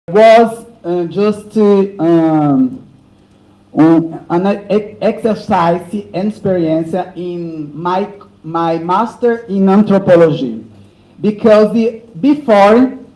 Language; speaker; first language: English; non-native, learner; Portuguese